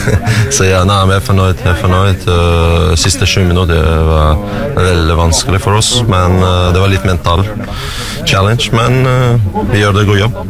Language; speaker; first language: Norwegian; non-native, learner; Russian